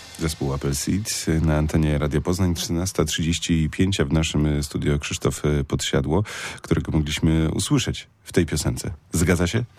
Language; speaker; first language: Polish; native; Polish